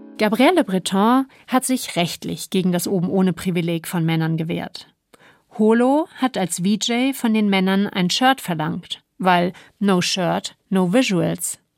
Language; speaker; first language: German; native; German